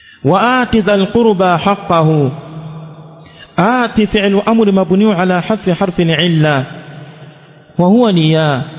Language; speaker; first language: Arabic; non-native, fluent; Swahili